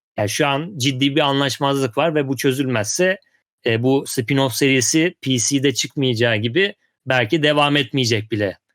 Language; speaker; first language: Turkish; native; Turkish